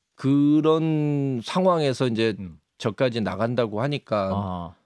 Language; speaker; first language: Korean; native; Korean